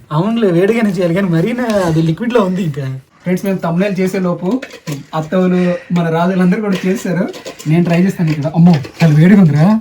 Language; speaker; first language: Telugu; non-native, local second language; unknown